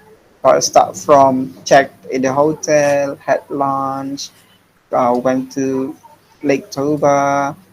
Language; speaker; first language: English; non-native, fluent; Indonesian